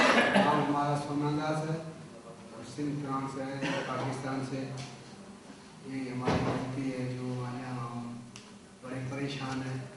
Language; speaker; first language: Hindi; non-native, learner; Sindhi